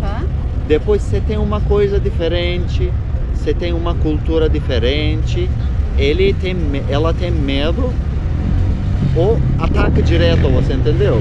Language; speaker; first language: Portuguese; non-native, learner; Turkish